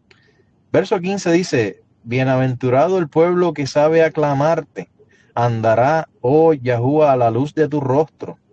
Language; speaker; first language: Spanish; native; Spanish